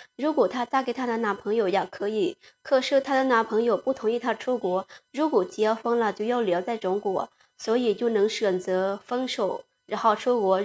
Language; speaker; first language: Chinese; non-native, fluent; Lao